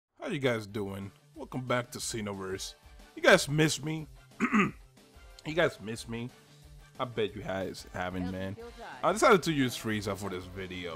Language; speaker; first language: English; native; English